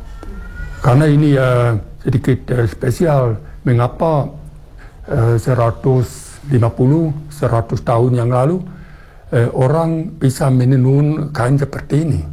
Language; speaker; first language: Indonesian; non-native, fluent; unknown